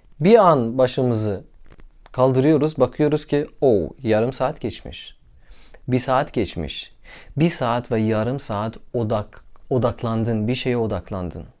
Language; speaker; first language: Turkish; non-native, learner; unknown